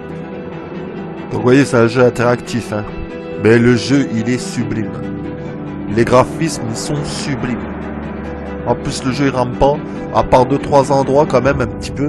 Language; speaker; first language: French; native; French